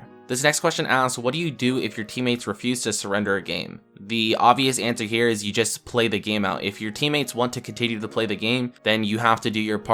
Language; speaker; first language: English; native; English